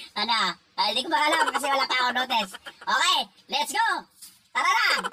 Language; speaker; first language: Filipino; non-native, local second language; Iloko